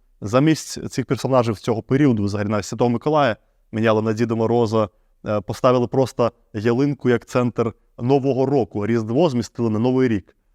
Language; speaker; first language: Ukrainian; native; Ukrainian